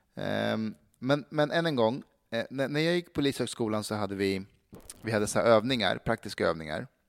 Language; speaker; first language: Swedish; early bilingual, other home language; Persian